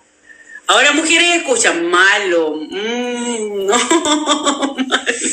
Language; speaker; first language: Spanish; non-native, learner; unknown